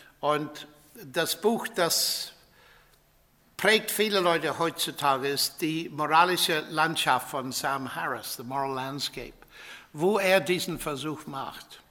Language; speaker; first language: German; non-native, fluent; English